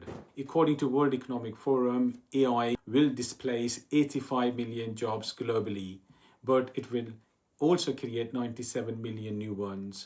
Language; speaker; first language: English; non-native, fluent; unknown